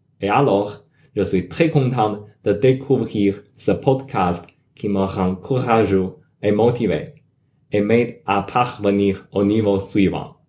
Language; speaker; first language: French; non-native, learner; Chinese